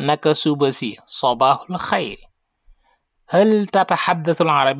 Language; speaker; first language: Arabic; non-native, fluent; Wolof